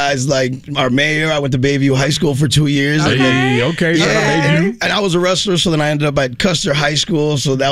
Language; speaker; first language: English; early bilingual, other home language; Spanish